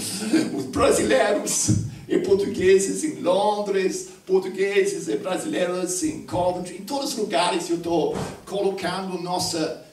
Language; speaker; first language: Portuguese; non-native, fluent; English